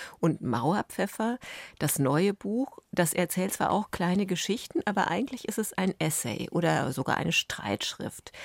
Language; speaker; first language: German; native; German